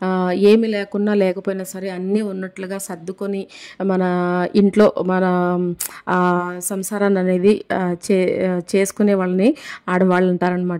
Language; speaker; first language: Telugu; native; Telugu